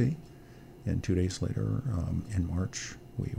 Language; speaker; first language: English; native; English